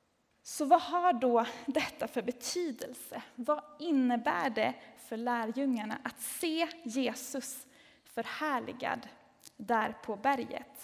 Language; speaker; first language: Swedish; native; Swedish